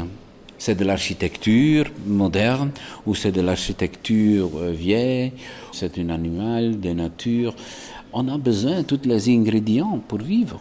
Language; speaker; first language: French; non-native, local second language; Dutch